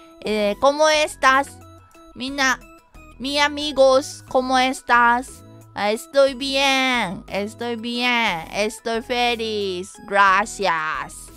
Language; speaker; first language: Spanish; non-native, learner; Japanese